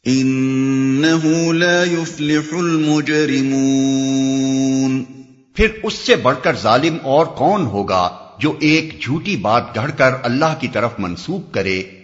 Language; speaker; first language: Urdu; native; Urdu